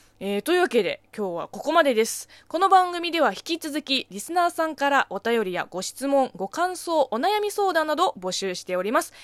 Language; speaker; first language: Japanese; non-native, fluent; Chinese